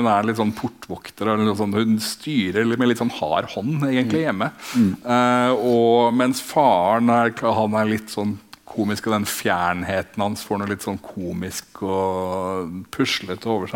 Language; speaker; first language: Norwegian; native; Norwegian